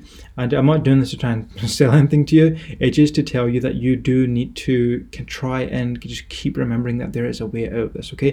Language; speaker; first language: English; native; English